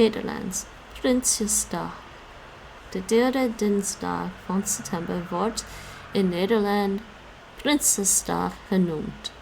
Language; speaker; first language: Dutch; non-native, learner; English